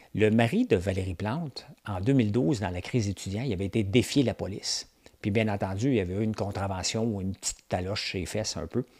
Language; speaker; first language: French; native; French